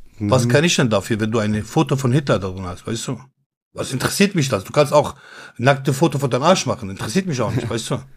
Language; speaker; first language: German; early bilingual, other home language; Kurdish